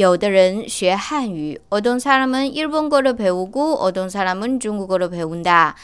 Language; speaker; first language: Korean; non-native, learner; Chinese